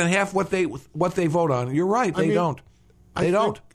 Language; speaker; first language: English; native; English